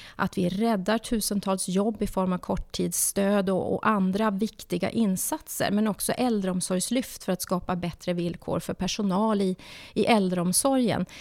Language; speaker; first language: Swedish; native; Swedish